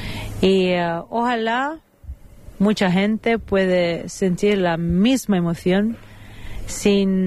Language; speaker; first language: Spanish; non-native, fluent; Italian